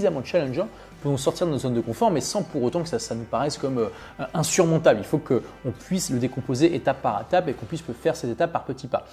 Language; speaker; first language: French; native; French